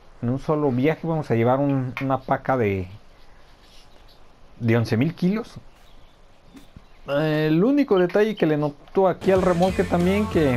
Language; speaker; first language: Spanish; native; Spanish